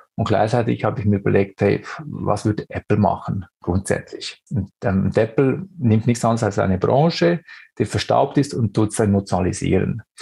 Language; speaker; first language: German; early bilingual, other home language; Greek